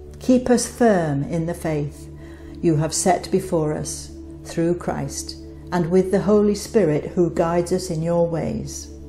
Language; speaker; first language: English; native; English